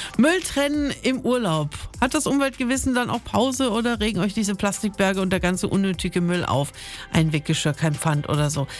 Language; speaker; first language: German; native; German